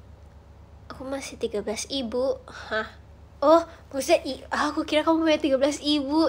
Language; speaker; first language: Indonesian; native; Indonesian